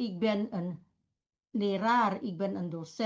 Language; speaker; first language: Dutch; non-native, fluent; Indonesian